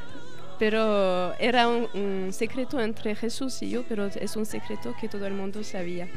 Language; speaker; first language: Spanish; non-native, fluent; French